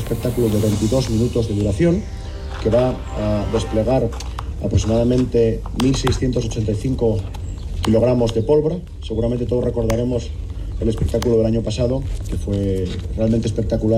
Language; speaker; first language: Spanish; native; Spanish